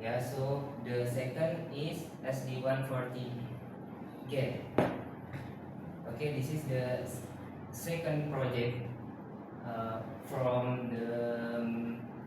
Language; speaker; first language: English; non-native, learner; Indonesian